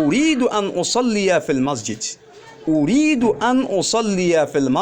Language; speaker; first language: Arabic; non-native, fluent; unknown